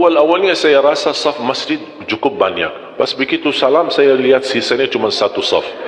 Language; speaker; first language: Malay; non-native, fluent; Arabic